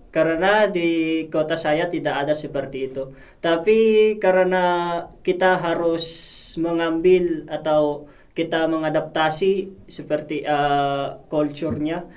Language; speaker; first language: Indonesian; non-native, learner; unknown